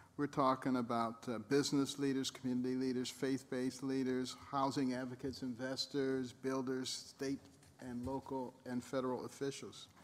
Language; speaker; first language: English; native; English